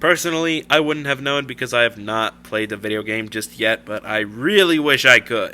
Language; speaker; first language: English; native; English